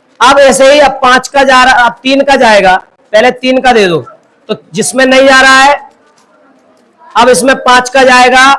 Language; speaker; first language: Hindi; native; Hindi